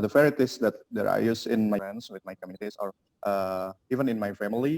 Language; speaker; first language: English; non-native, learner; Indonesian